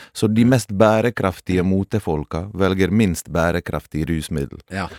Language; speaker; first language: Norwegian; early bilingual, other home language; Bosnian